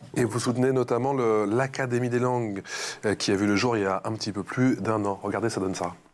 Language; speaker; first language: French; native; French